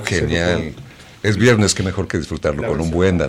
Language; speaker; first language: Spanish; native; Spanish